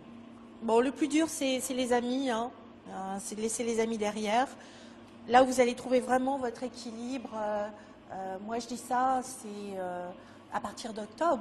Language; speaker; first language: French; native; French